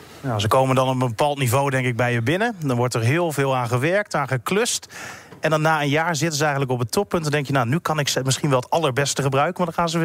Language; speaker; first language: Dutch; native; Dutch